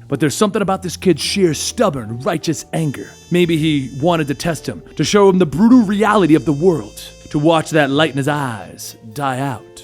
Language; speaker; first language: English; native; English